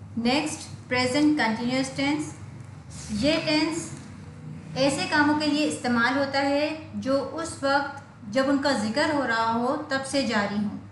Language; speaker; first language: Urdu; native; Urdu